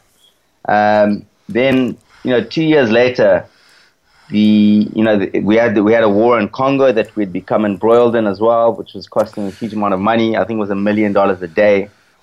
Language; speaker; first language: English; native; English